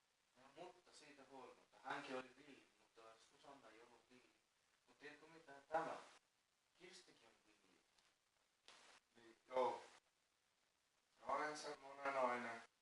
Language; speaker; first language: Finnish; non-native, fluent; Persian